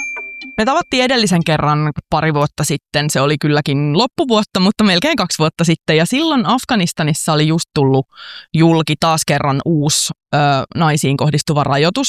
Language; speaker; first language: Finnish; native; Finnish